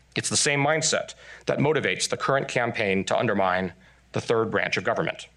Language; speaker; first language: English; non-native, fluent; Chinese